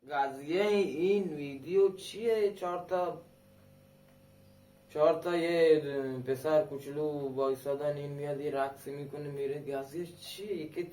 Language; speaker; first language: Persian; non-native, local second language; Baluchi